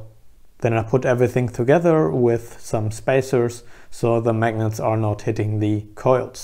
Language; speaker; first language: English; non-native, fluent; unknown